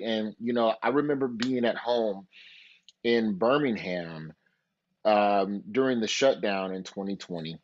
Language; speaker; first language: English; native; English